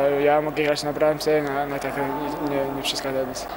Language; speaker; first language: Polish; non-native, learner; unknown